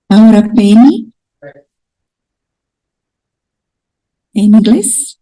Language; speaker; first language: Spanish; non-native, fluent; Portuguese